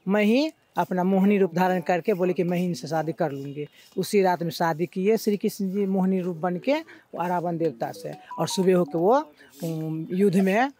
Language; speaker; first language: Hindi; native; Hindi